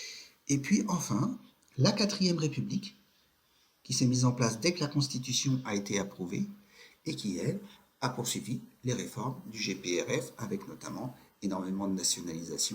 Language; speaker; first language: French; native; French